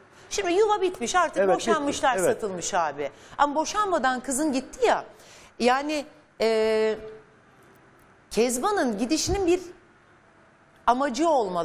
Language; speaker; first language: Turkish; native; Turkish